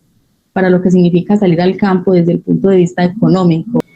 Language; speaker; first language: Spanish; native; Spanish